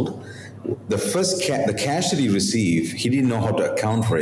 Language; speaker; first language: English; non-native, local second language; Tamil